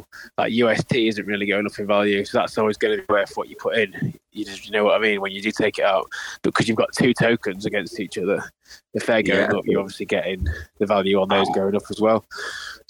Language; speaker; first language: English; native; English